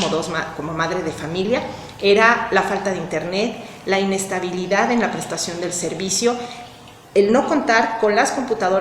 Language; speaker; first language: Spanish; native; Spanish